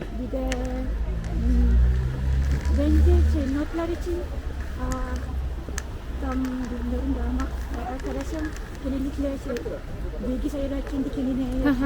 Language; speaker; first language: Turkish; non-native, learner; Malay